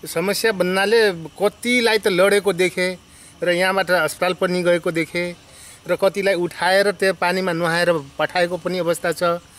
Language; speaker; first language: Nepali; native; Nepali